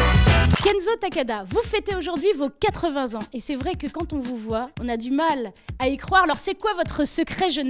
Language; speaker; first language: French; native; French